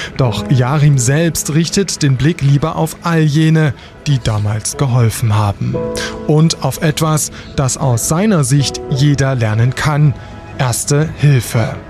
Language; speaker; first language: German; native; German